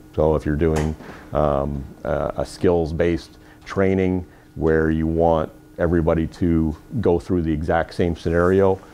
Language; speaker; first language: English; native; English